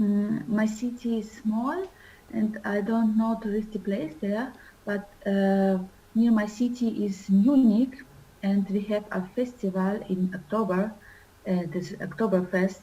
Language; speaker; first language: English; non-native, learner; Russian